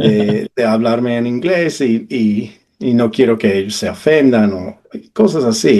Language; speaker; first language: Spanish; non-native, fluent; English